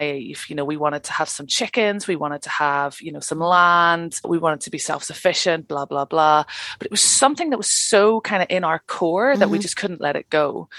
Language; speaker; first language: English; native; English